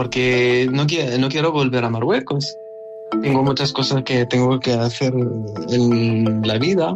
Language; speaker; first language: Spanish; non-native, learner; Arabic